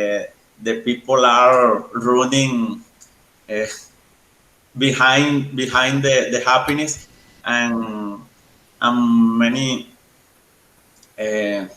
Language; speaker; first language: English; non-native, learner; Spanish